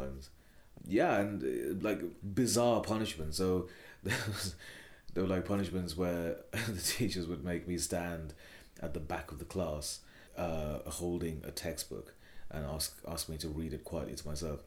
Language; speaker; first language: English; non-native, local second language; Bangla